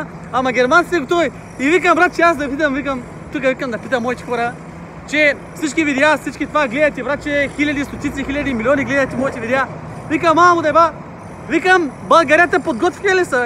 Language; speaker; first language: Bulgarian; native; Bulgarian